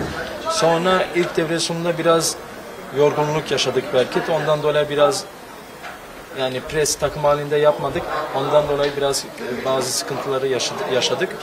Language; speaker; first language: Turkish; early bilingual, heritage; Turkish